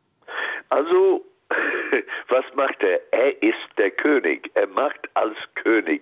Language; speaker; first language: German; non-native, fluent; English